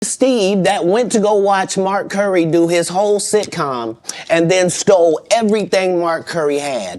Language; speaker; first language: English; native; English